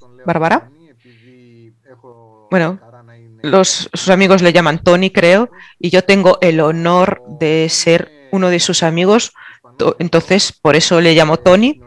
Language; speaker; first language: Spanish; non-native, fluent; Greek